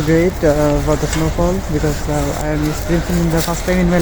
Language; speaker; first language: English; non-native, local second language; Bangla